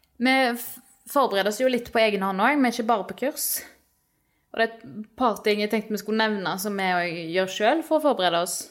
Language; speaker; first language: Norwegian; native; Norwegian